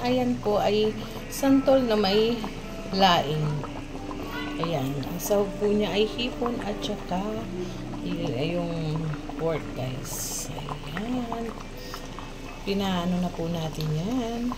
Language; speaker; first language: Filipino; non-native, local second language; Bikol